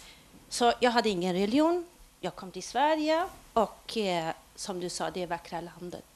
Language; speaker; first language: Swedish; non-native, local second language; Persian